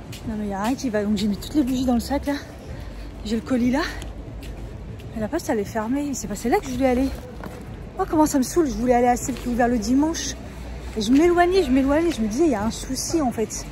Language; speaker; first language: French; native; French